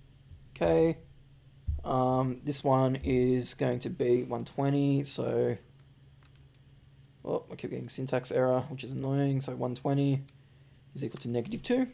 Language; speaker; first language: English; native; English